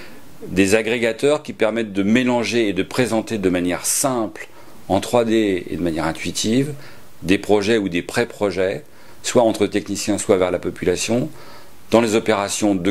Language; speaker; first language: French; native; French